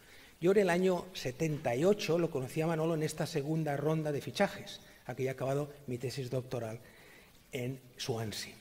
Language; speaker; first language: Spanish; native; Spanish